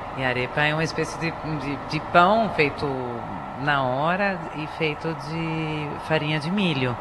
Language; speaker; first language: Portuguese; non-native, fluent; Spanish